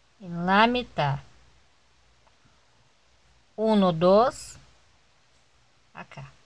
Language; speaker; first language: Spanish; non-native, learner; Portuguese